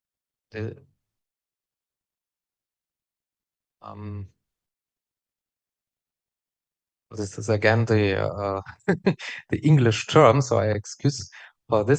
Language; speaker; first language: English; non-native, fluent; German